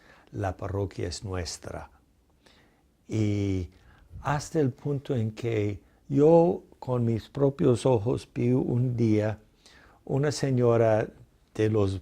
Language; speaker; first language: Spanish; non-native, fluent; English